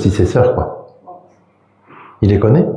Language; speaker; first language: French; native; French